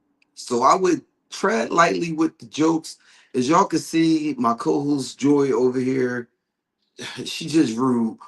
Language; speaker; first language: English; native; English